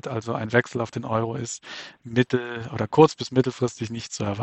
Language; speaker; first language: German; native; German